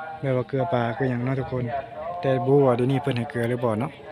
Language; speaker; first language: Thai; non-native, local second language; Lao